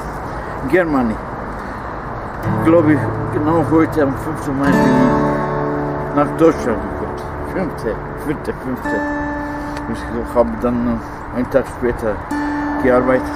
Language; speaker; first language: German; non-native, fluent; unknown